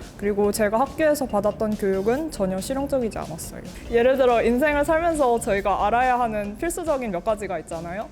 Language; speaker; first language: Korean; native; Korean